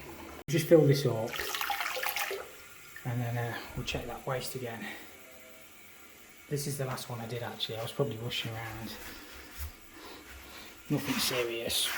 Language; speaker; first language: English; native; English